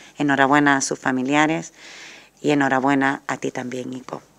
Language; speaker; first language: Spanish; native; Spanish